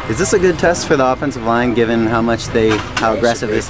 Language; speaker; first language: English; native; English